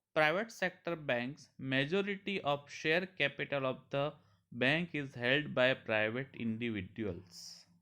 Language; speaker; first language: English; non-native, local second language; Gujarati